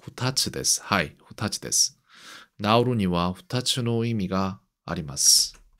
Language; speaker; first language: Japanese; non-native, learner; Korean